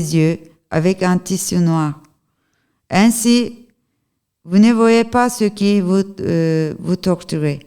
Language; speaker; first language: French; non-native, learner; Turkish